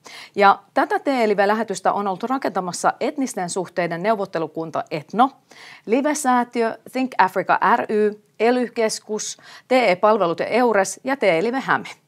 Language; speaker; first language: Finnish; native; Finnish